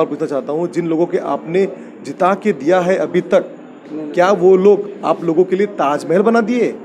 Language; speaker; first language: Hindi; native; Hindi